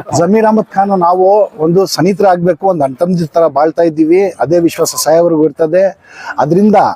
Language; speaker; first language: Kannada; non-native, local second language; Urdu